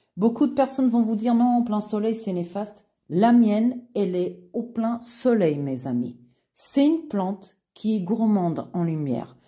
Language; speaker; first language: French; non-native, fluent; Portuguese